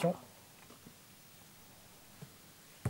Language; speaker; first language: French; native; French